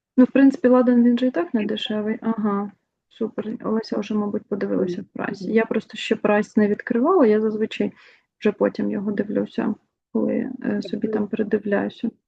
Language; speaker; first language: Ukrainian; non-native, local second language; Russian